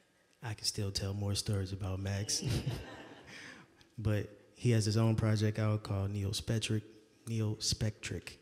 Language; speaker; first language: English; native; English